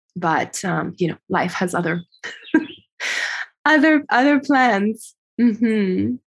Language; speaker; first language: English; early bilingual, other home language; Ukrainian